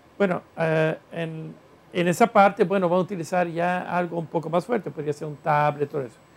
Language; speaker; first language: Spanish; non-native, fluent; Italian